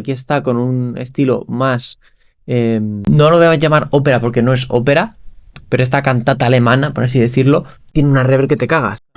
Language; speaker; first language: Spanish; native; Spanish